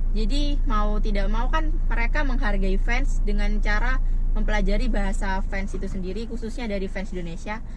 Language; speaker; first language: Indonesian; native; Indonesian